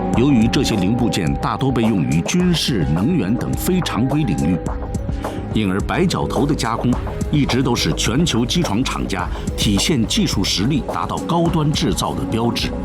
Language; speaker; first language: Chinese; native; Chinese